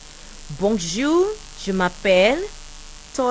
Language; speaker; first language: French; non-native, fluent; Yoruba